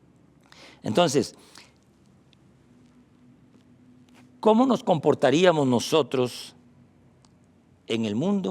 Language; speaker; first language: Spanish; native; Spanish